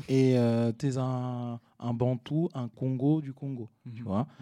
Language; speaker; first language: French; native; French